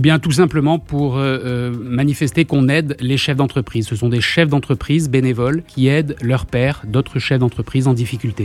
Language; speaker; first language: French; native; French